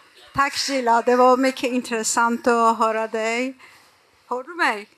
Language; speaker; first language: Swedish; non-native, fluent; Persian